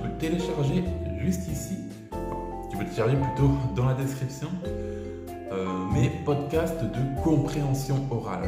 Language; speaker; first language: French; native; French